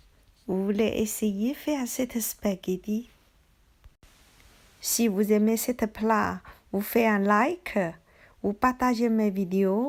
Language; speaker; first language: French; non-native, learner; Chinese